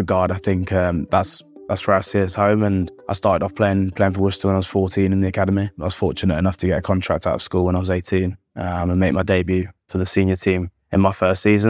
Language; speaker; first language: English; native; English